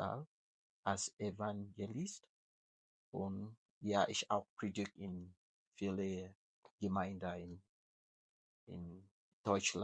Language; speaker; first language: German; non-native, learner; English